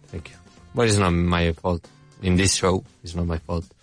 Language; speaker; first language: English; non-native, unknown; Spanish